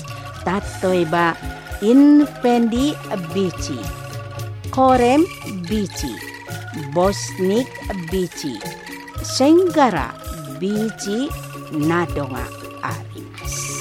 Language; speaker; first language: Japanese; non-native, fluent; Indonesian